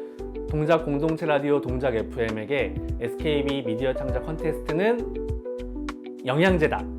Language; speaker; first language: Korean; native; Korean